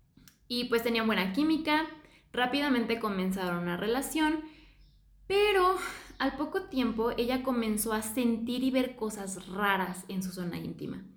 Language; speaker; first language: Spanish; native; Spanish